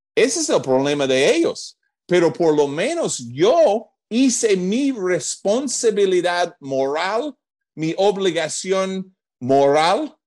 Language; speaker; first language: Spanish; non-native, fluent; English